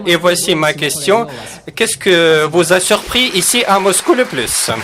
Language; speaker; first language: French; non-native, fluent; Russian